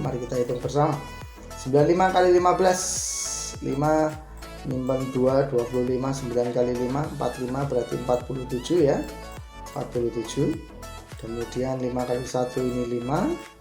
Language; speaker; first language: Indonesian; native; Indonesian